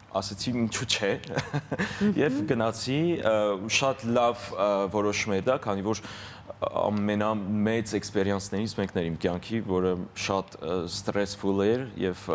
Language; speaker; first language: Armenian; early bilingual, heritage; Armenian